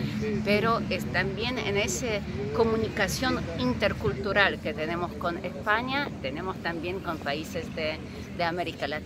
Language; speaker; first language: Spanish; non-native, fluent; Polish